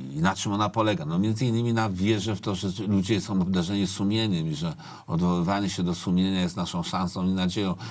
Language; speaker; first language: Polish; native; Polish